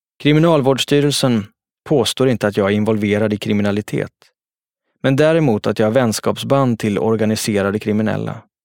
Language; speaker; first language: Swedish; native; Swedish